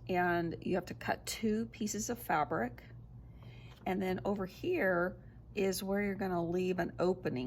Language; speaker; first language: English; native; English